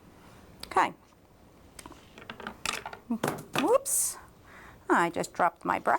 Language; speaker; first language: English; native; English